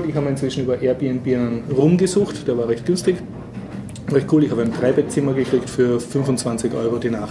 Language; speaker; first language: German; native; German